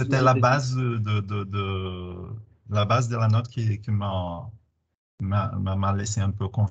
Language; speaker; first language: French; non-native, fluent; Portuguese